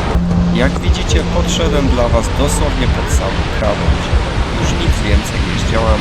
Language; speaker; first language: Polish; native; Polish